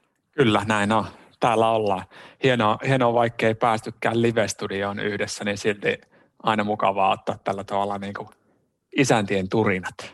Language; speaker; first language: Finnish; native; Finnish